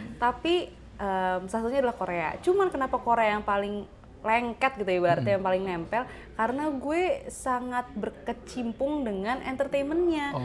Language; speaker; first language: Indonesian; native; Indonesian